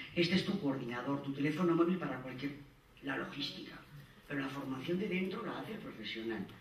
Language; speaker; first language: Spanish; native; Spanish